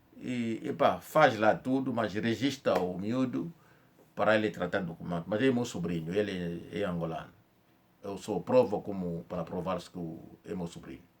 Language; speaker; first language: Portuguese; non-native, fluent; Kongo